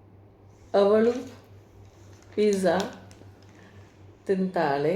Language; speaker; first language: Kannada; non-native, learner; Punjabi